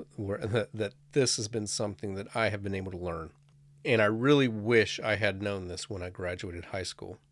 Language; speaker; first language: English; native; English